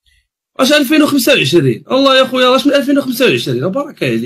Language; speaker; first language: Arabic; native; Arabic